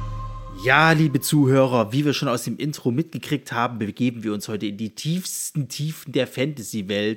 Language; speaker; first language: German; native; German